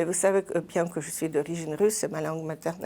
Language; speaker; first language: French; non-native, fluent; Russian